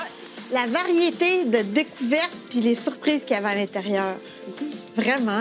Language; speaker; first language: French; native; French